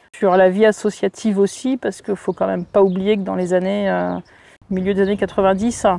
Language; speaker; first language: French; native; French